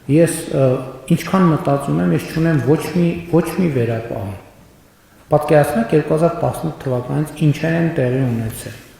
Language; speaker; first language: Armenian; native; Armenian